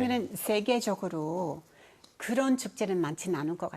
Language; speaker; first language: Korean; non-native, fluent; English